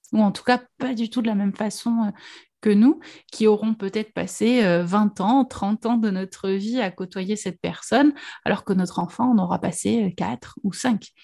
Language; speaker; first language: French; native; French